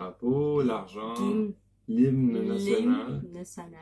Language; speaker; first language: French; native; French